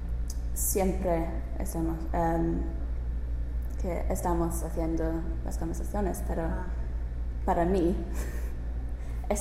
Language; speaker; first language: Spanish; non-native, learner; English